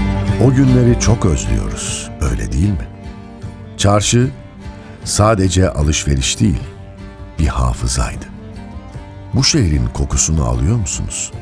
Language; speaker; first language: Turkish; native; Turkish